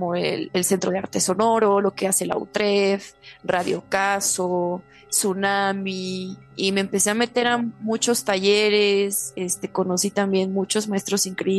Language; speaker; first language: Spanish; native; Spanish